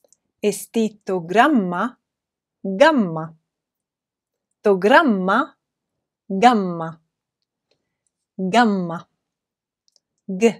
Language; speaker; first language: Greek; non-native, fluent; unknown